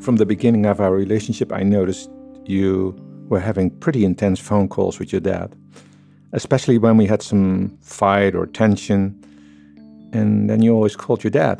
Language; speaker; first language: English; non-native, fluent; Dutch